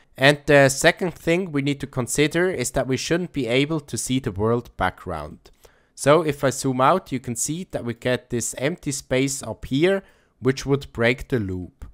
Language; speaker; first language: English; non-native, fluent; German